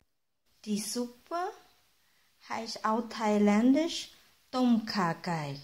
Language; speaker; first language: German; non-native, fluent; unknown